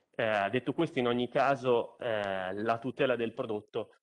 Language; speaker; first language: Italian; native; Italian